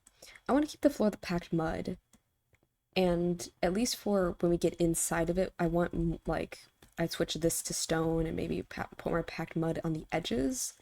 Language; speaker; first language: English; native; English